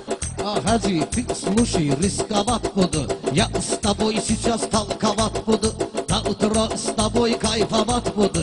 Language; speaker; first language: Russian; non-native, learner; Talysh